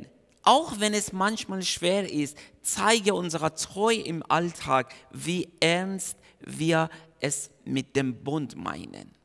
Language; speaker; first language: German; non-native, fluent; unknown